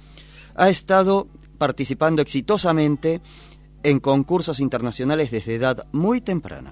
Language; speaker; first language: Spanish; native; Spanish